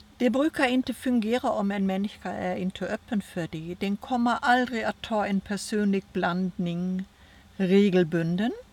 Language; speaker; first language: Swedish; non-native, fluent; German